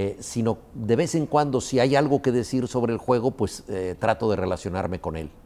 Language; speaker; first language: Spanish; native; Spanish